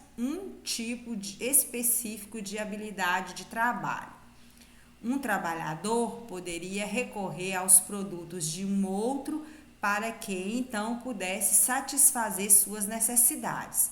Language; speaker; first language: Portuguese; native; Portuguese